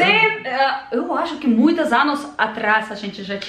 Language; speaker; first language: Portuguese; non-native, learner; Russian